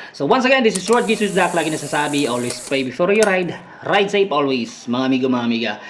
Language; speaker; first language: Filipino; non-native, local second language; Cebuano